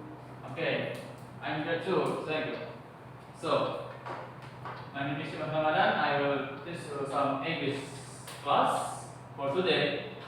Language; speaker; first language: English; non-native, learner; Indonesian